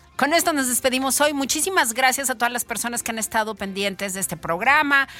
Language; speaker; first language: Spanish; native; Spanish